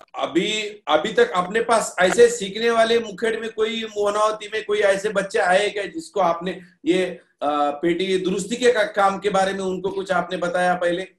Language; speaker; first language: Hindi; non-native, local second language; Marathi